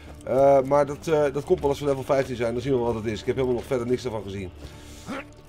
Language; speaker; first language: Dutch; native; Dutch